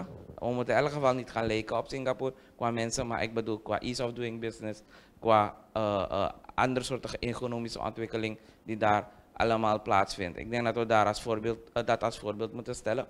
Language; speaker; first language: Dutch; native; Dutch